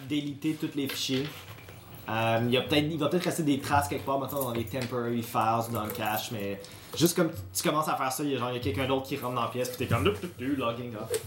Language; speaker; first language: French; native; French